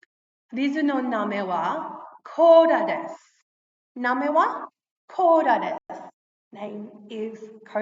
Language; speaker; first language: Japanese; non-native, learner; English